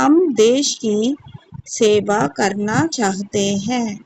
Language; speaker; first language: Hindi; non-native, local second language; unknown